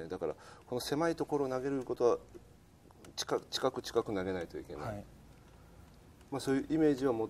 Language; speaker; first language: Japanese; native; Japanese